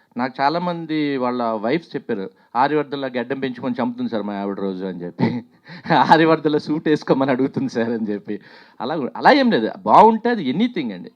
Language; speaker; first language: Telugu; native; Telugu